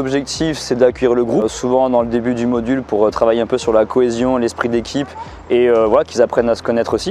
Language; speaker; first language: French; native; French